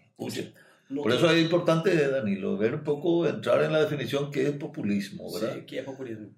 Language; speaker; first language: Spanish; native; Spanish